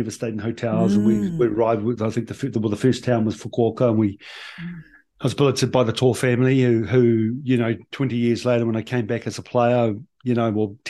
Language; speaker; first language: English; native; English